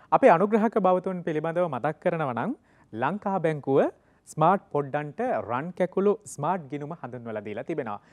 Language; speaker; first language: Sinhala; native; Sinhala